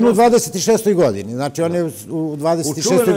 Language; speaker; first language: Serbian; native; Serbian